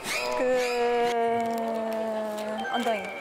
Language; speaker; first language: Korean; non-native, learner; Japanese